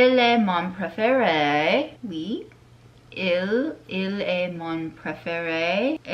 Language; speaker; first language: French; non-native, learner; English